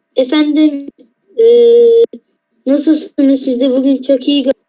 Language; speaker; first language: Turkish; native; Turkish